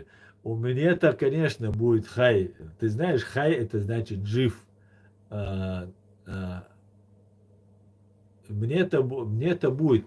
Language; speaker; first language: Russian; non-native, local second language; Chechen